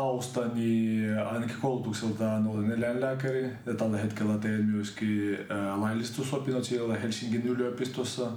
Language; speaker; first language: Finnish; non-native, fluent; Ukrainian